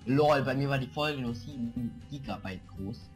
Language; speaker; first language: German; native; German